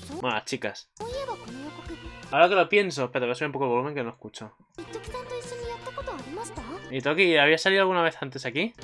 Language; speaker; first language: Spanish; native; Spanish